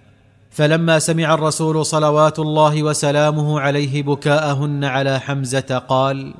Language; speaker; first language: Arabic; native; Arabic